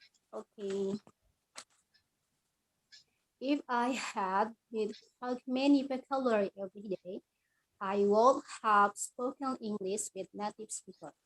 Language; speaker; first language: English; non-native, learner; Indonesian